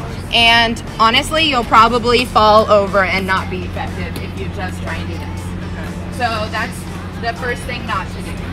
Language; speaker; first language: English; native; English